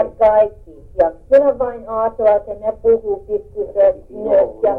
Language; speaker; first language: Finnish; early bilingual, heritage; English